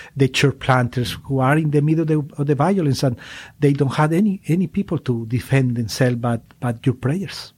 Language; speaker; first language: English; non-native, learner; Spanish